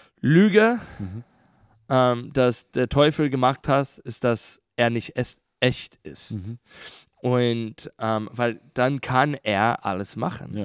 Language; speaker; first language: German; non-native, learner; English